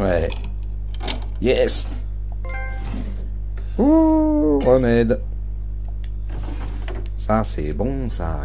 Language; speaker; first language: French; native; French